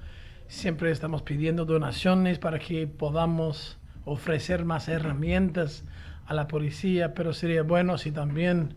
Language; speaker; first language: Spanish; non-native, fluent; English